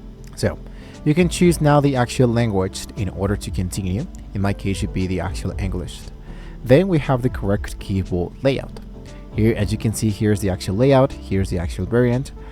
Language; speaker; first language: English; non-native, fluent; Spanish